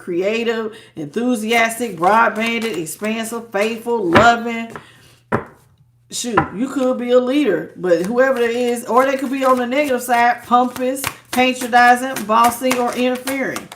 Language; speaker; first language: English; native; English